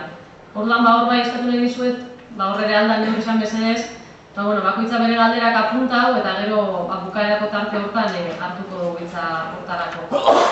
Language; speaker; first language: Basque; native; Basque